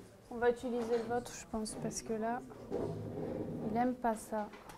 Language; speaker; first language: French; native; French